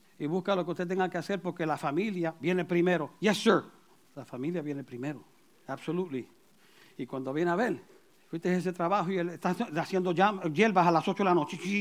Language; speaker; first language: Spanish; early bilingual, heritage; Spanish